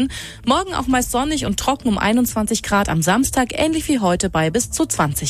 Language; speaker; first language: German; native; German